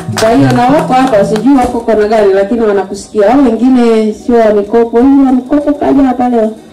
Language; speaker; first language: Swahili; native; Swahili